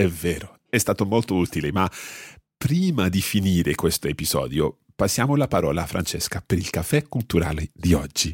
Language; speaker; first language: Italian; non-native, fluent; English